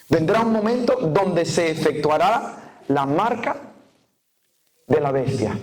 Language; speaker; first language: Spanish; native; Spanish